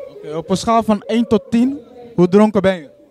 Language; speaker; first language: Dutch; native; Dutch